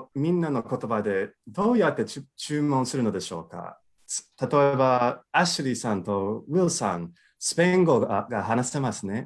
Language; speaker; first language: Japanese; non-native, fluent; English